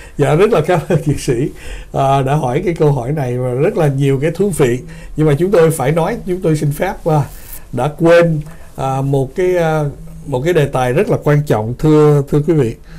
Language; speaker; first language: Vietnamese; early bilingual, other home language; English